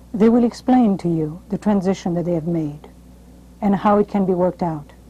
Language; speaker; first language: English; non-native, fluent; French